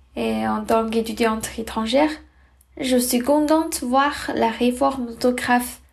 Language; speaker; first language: French; non-native, fluent; Chinese